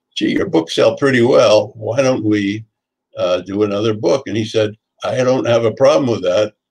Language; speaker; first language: English; native; English